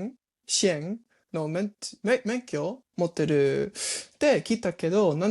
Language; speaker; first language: Japanese; non-native, learner; English